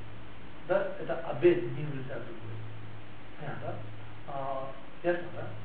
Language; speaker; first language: Russian; non-native, learner; Tibetan